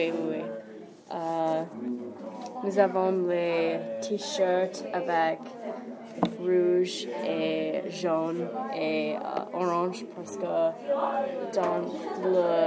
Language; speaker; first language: French; non-native, learner; English